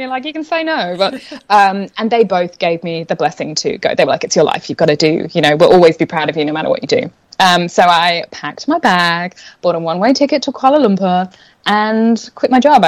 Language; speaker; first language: English; native; English